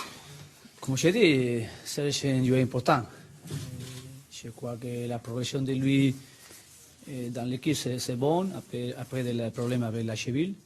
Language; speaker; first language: French; non-native, learner; Spanish